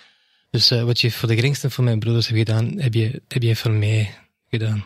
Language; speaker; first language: Dutch; non-native, fluent; English